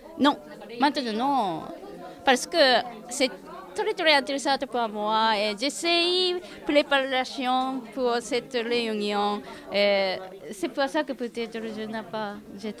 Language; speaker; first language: French; non-native, learner; Japanese